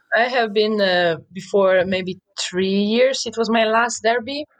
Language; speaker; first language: English; non-native, fluent; Serbian